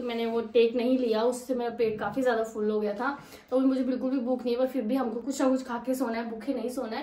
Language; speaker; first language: Hindi; native; Hindi